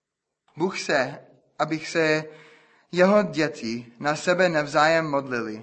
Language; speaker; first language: Czech; non-native, fluent; English